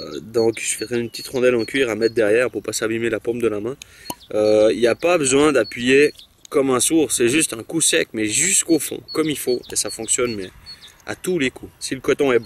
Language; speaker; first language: French; native; French